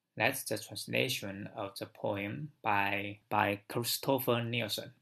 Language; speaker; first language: English; non-native, learner; Chinese